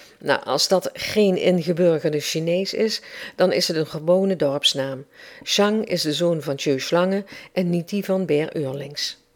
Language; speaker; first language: Dutch; native; Dutch